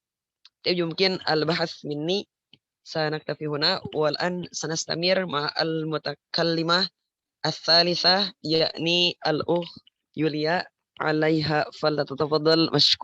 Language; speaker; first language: Arabic; non-native, learner; Indonesian